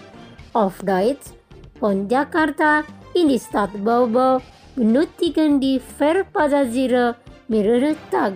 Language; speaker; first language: German; non-native, fluent; Indonesian